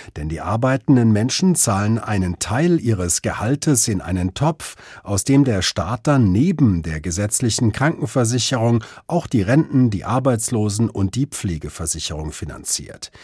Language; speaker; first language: German; native; German